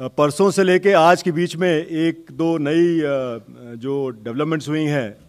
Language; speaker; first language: Hindi; native; Hindi